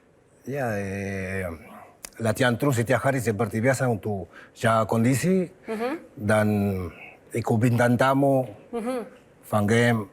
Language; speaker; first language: Indonesian; non-native, fluent; Spanish